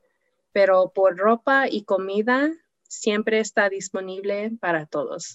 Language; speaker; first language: Spanish; non-native, learner; English